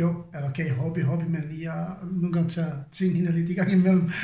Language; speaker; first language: Danish; non-native, fluent; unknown